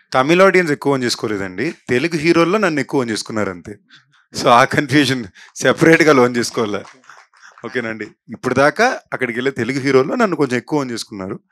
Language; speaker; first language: Telugu; native; Telugu